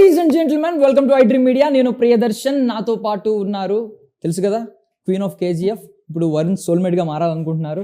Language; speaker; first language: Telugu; native; Telugu